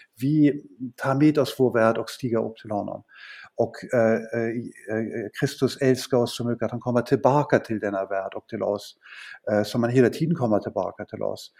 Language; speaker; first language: Swedish; non-native, fluent; German